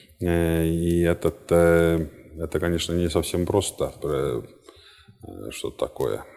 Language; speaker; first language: Russian; non-native, fluent; Estonian